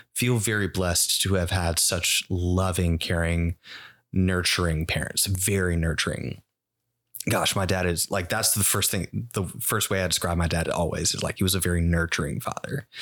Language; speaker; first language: English; early bilingual, other home language; Spanish